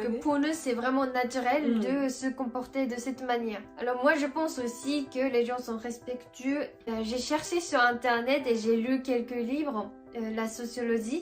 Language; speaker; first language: French; non-native, fluent; Japanese